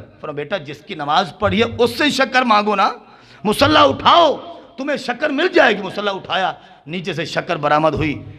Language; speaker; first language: Urdu; non-native, local second language; Punjabi